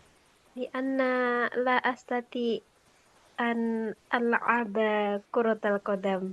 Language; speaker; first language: Arabic; non-native, learner; Indonesian